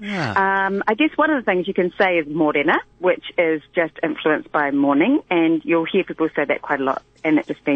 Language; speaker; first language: English; native; English